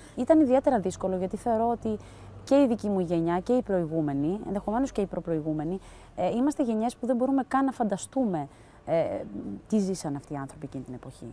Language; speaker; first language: Greek; early bilingual, heritage; Greek